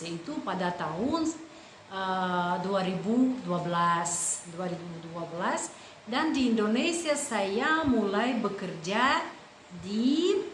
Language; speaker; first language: Indonesian; non-native, fluent; Russian